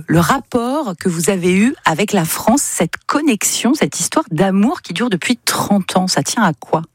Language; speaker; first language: French; native; French